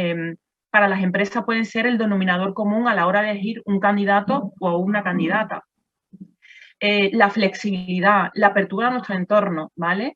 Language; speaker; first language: Spanish; native; Spanish